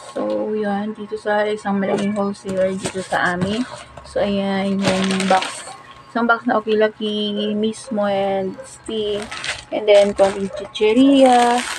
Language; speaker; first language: Filipino; non-native, local second language; Bikol